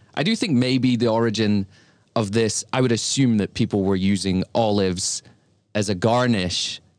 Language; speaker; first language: English; native; English